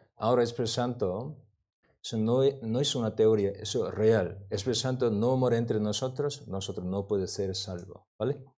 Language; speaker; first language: Spanish; non-native, learner; Korean